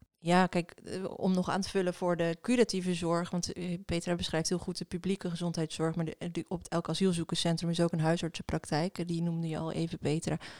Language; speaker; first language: Dutch; early bilingual, other home language; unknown